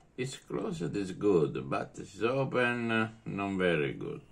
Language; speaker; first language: English; non-native, learner; Italian